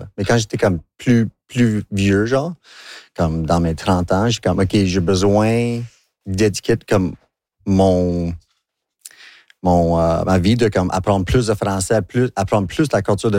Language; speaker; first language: French; non-native, local second language; English